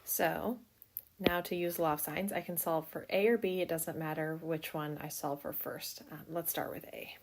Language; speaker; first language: English; native; English